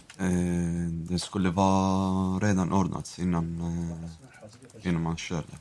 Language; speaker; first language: Swedish; non-native, fluent; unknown